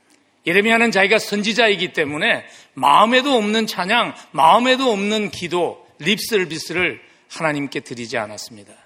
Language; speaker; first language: Korean; native; Korean